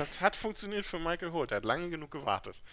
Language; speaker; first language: German; native; German